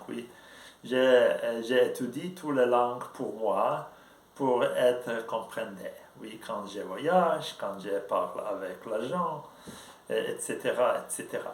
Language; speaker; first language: French; non-native, learner; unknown